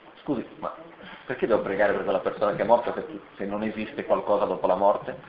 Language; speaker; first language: Italian; non-native, fluent; Portuguese